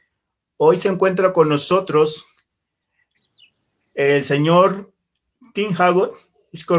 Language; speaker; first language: Spanish; native; Spanish